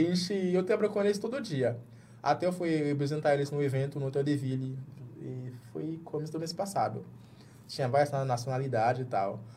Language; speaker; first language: Portuguese; non-native, fluent; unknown